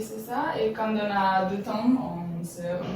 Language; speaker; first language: French; non-native, learner; Italian